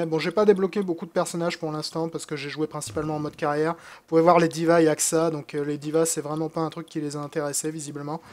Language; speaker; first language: French; native; French